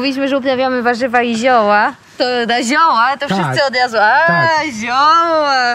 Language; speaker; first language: Polish; native; Polish